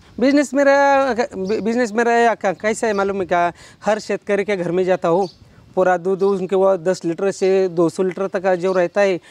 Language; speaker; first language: Hindi; non-native, local second language; Marathi